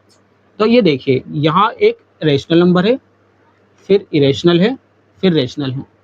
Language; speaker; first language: Hindi; native; Hindi